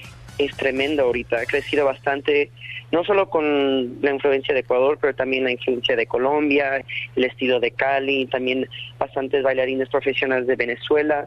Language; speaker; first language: Spanish; early bilingual, heritage; Spanish